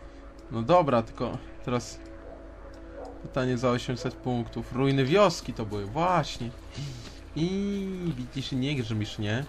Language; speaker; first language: Polish; native; Polish